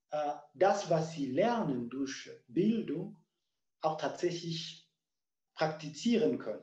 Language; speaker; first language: German; non-native, fluent; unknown